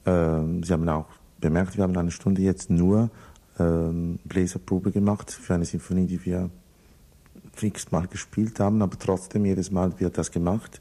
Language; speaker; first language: German; non-native, fluent; Italian